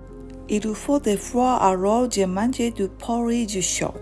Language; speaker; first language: French; non-native, learner; Japanese